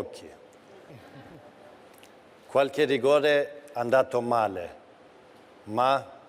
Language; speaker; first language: Italian; non-native, fluent; Swedish